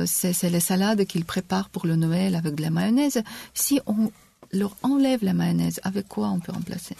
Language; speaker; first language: French; non-native, fluent; Russian